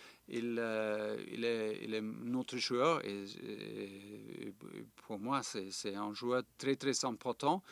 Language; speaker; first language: French; non-native, fluent; German